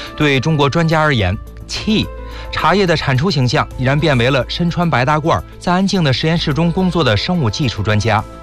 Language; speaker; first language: Chinese; native; Chinese